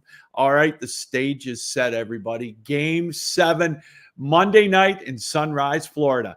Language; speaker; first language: English; native; English